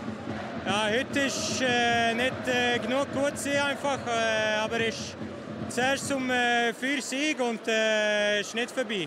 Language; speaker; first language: German; non-native, learner; Swedish